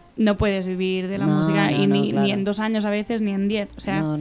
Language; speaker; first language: Spanish; native; Spanish